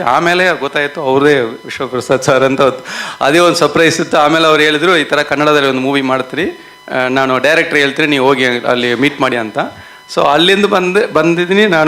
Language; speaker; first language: Kannada; non-native, learner; Tamil